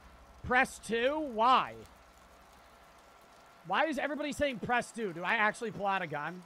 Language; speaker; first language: English; native; English